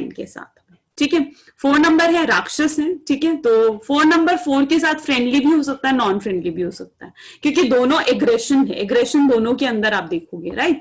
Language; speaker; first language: Hindi; native; Hindi